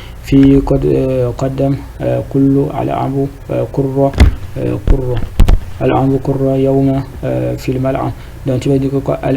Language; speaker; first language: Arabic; non-native, fluent; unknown